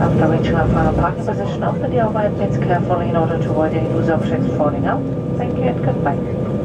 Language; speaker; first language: English; non-native, fluent; German